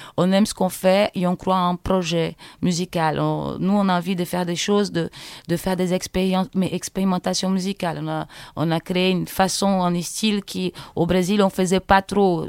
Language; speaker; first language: French; non-native, fluent; Portuguese